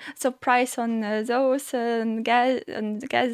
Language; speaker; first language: English; non-native, fluent; Ukrainian